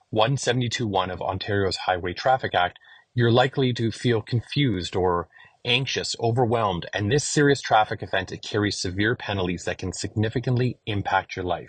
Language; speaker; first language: English; native; English